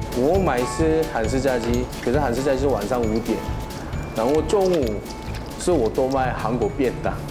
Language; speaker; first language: Chinese; non-native, fluent; Korean